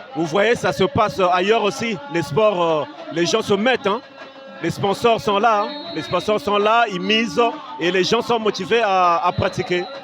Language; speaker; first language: French; non-native, local second language; Lingala